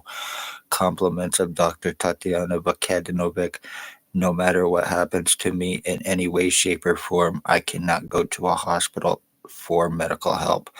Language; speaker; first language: English; native; English